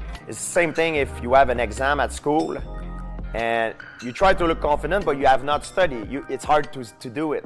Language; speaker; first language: English; non-native, local second language; French